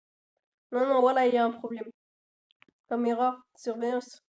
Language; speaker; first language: French; native; French